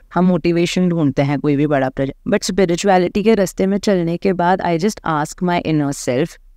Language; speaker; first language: Hindi; native; Hindi